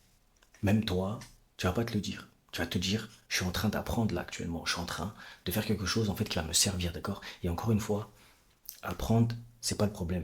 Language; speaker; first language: French; native; French